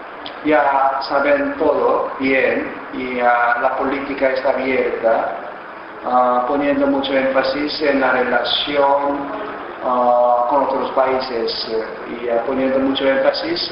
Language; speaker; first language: Spanish; non-native, fluent; Korean